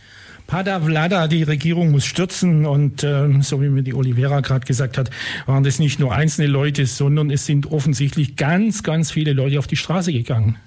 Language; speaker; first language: German; native; German